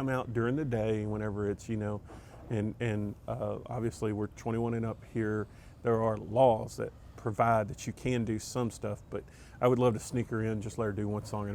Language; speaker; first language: English; native; English